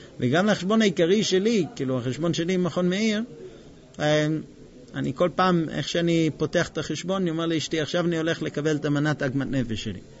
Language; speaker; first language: Hebrew; non-native, fluent; English